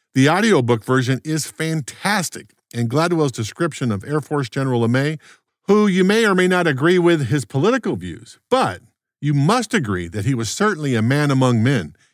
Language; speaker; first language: English; native; English